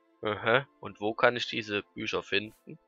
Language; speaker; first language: German; native; German